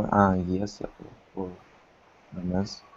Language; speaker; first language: English; non-native, learner; Russian